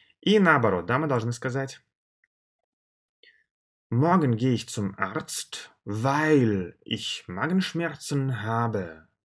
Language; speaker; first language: German; non-native, fluent; Russian